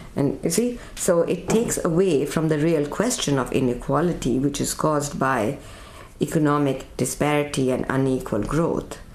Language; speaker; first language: English; non-native, local second language; Urdu